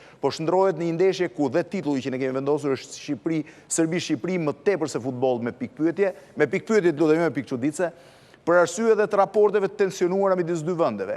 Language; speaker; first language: Albanian; native; Albanian